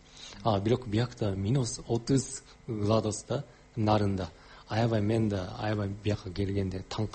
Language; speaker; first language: Kyrgyz; non-native, learner; Japanese